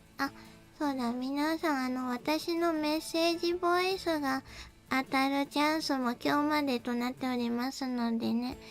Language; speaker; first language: Japanese; native; Japanese